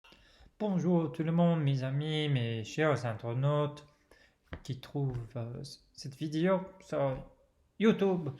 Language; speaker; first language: French; non-native, fluent; English